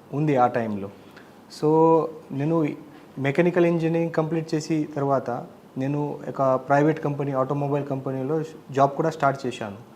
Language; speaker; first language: Telugu; non-native, learner; Marathi